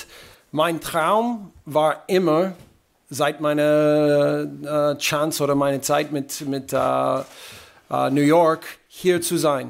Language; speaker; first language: German; non-native, learner; English